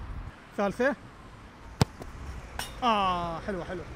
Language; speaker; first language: Arabic; native; Arabic